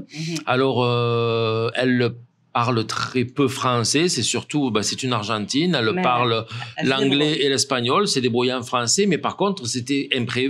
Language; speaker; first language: French; native; French